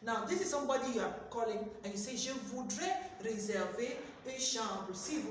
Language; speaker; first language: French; non-native, fluent; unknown